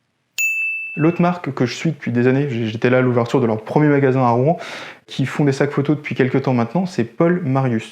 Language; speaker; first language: French; native; French